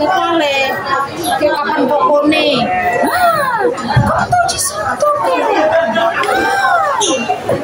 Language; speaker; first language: Indonesian; non-native, local second language; Javanese